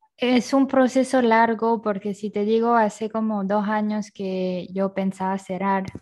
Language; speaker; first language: Spanish; non-native, fluent; French